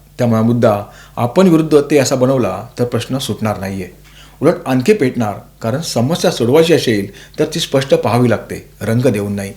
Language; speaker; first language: Marathi; native; Marathi